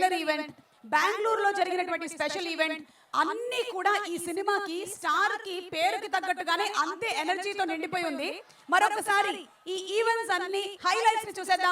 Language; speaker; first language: Telugu; native; Telugu